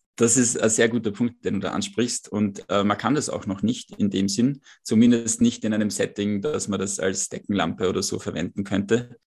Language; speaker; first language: German; native; German